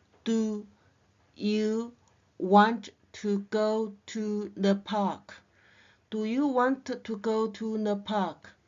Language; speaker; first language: English; non-native, learner; Chinese